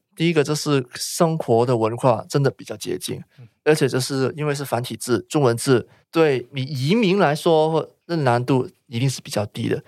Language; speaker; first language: Chinese; non-native, local second language; Cantonese